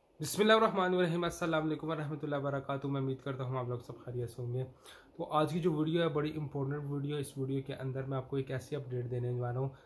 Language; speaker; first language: Urdu; non-native, local second language; Punjabi